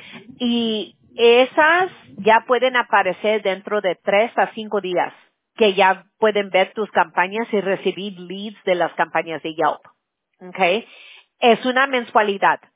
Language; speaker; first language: Spanish; early bilingual, heritage; Spanish